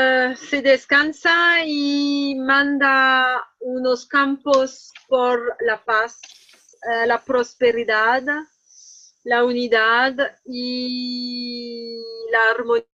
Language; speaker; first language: Spanish; non-native, learner; French